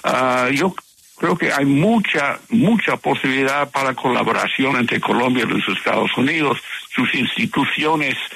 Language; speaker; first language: Spanish; non-native, fluent; English